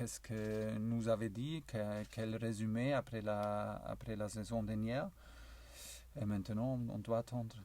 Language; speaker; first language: French; non-native, learner; German